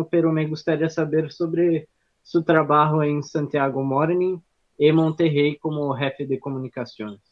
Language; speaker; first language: Spanish; non-native, learner; Portuguese